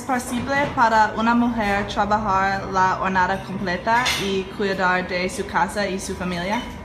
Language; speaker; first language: Spanish; non-native, learner; English